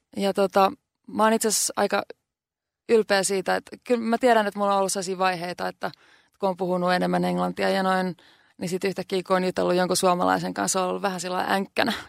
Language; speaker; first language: Finnish; native; Finnish